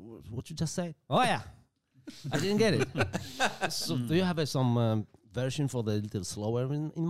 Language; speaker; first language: English; non-native, learner; Polish